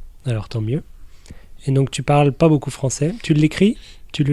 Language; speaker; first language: French; native; French